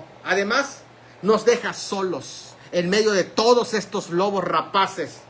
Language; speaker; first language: Spanish; native; Spanish